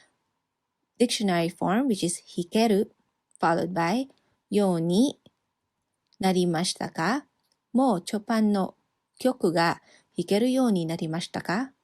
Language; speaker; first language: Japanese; non-native, fluent; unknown